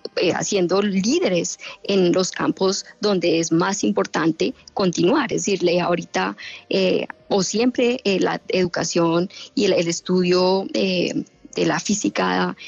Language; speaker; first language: Spanish; native; Spanish